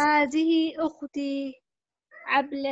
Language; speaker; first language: Arabic; non-native, learner; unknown